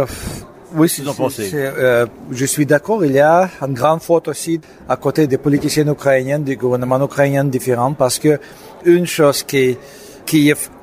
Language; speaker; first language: French; non-native, fluent; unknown